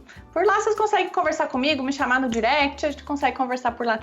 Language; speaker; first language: Portuguese; native; Portuguese